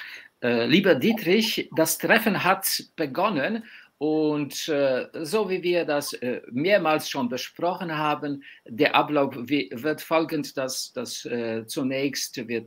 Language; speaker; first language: German; non-native, fluent; Polish